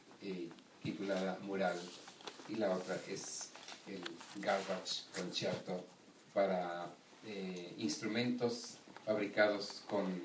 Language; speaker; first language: Spanish; native; Spanish